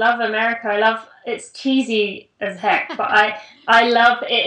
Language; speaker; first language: English; native; English